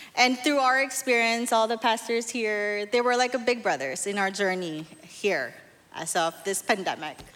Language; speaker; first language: English; non-native, local second language; Filipino